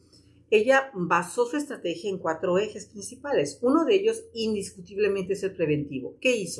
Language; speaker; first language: Spanish; native; Spanish